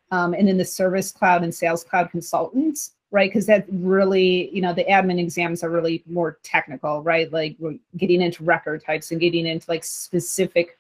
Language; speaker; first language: English; native; English